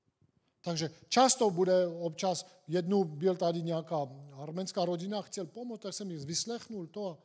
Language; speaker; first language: Czech; non-native, fluent; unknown